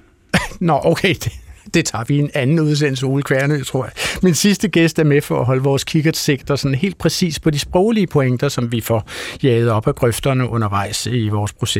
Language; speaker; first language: Danish; native; Danish